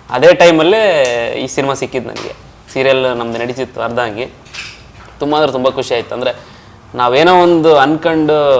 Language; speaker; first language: Kannada; native; Kannada